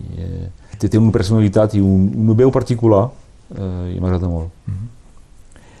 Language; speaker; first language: Catalan; non-native, local second language; French